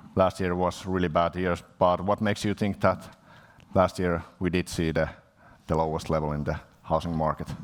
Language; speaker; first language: English; non-native, fluent; Finnish